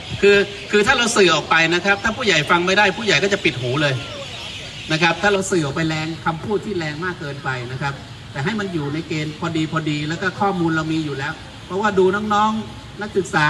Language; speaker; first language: Thai; native; Thai